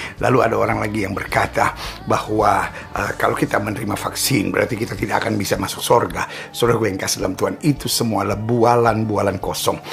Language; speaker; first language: Indonesian; native; Indonesian